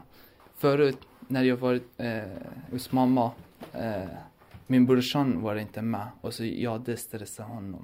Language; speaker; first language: Swedish; non-native, learner; Persian